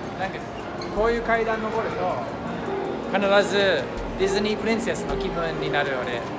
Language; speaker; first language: Japanese; non-native, fluent; English